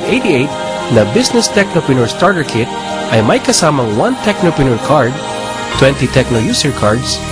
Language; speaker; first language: Filipino; native; Filipino